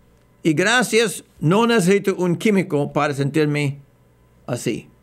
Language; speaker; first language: Spanish; non-native, fluent; English